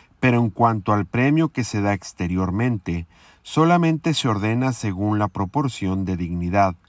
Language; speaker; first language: Spanish; native; Spanish